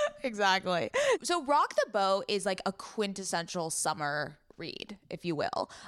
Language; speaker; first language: English; native; English